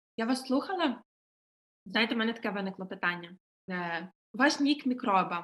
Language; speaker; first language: Ukrainian; native; Ukrainian